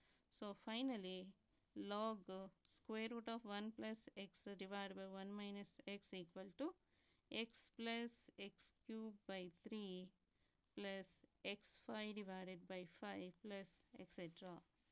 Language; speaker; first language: English; non-native, local second language; Kannada